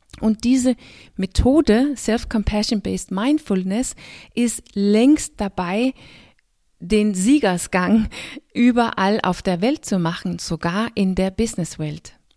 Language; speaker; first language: German; non-native, fluent; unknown